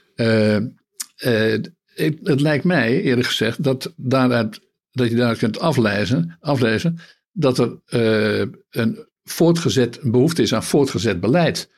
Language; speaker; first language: Dutch; native; Dutch